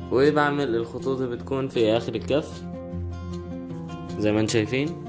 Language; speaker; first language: Arabic; native; Arabic